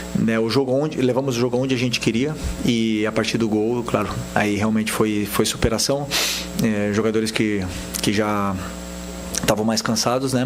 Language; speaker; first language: Portuguese; native; Portuguese